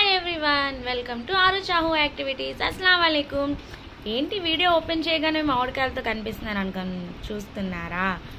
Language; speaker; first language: Telugu; non-native, local second language; Urdu